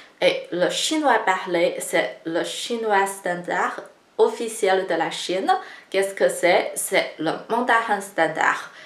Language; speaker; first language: French; non-native, fluent; Chinese